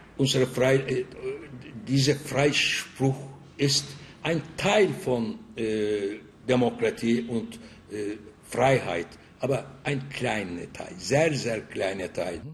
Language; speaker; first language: German; non-native, fluent; Turkish